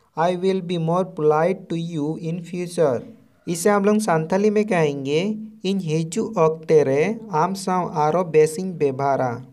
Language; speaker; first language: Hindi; non-native, local second language; Santali